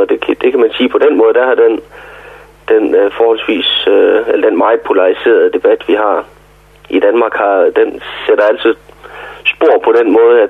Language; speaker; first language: Danish; native; Danish